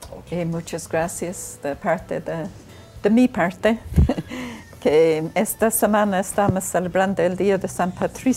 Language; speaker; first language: Spanish; non-native, fluent; English